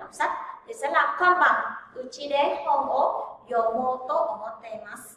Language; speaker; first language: Japanese; non-native, fluent; Vietnamese